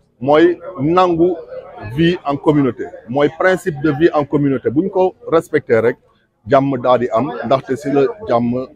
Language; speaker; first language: Wolof; non-native, local second language; Jola-Fonyi